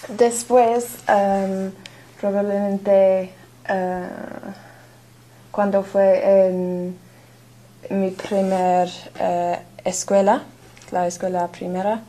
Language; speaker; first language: Spanish; non-native, learner; English